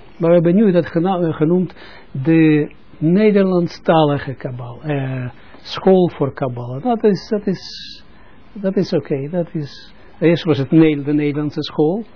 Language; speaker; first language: Dutch; non-native, fluent; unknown